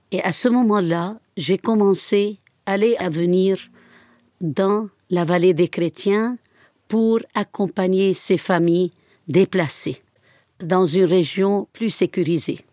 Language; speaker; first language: French; non-native, fluent; Arabic